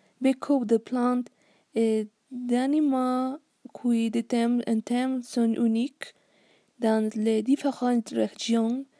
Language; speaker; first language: French; non-native, learner; Spanish